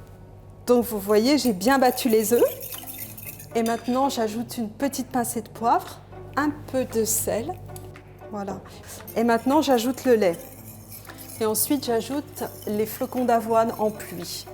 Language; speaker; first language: French; native; French